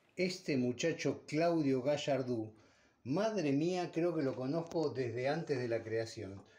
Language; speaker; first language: Spanish; native; Spanish